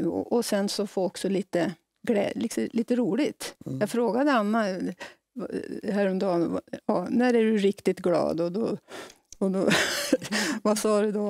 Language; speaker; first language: Swedish; native; Swedish